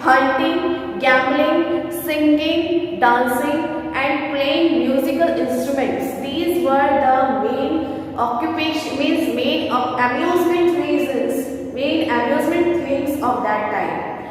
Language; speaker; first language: English; non-native, local second language; Hindi